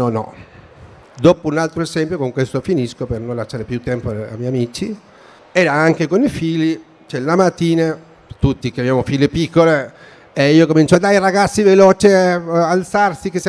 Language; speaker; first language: Italian; non-native, fluent; Spanish